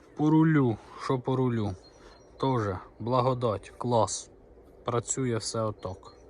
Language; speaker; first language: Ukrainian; native; Ukrainian